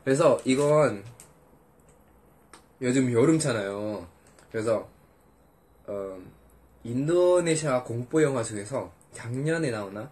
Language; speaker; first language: Korean; non-native, fluent; Indonesian